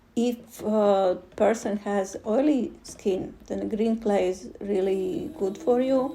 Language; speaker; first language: English; non-native, fluent; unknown